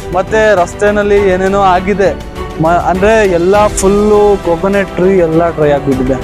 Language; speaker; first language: Kannada; non-native, local second language; Urdu